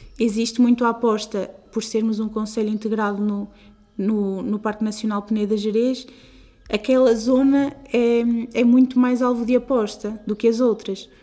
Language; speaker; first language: Portuguese; native; Portuguese